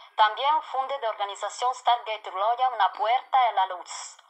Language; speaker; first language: Spanish; non-native, learner; Italian